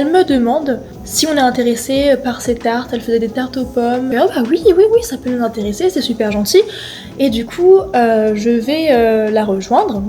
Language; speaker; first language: French; native; French